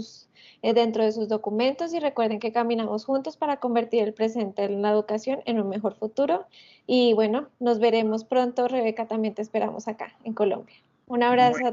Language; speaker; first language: Spanish; native; Spanish